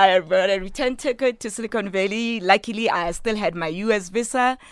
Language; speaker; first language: English; non-native, local second language; Tswana